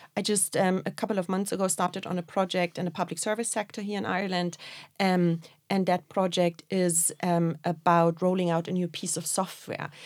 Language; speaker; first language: English; non-native, fluent; German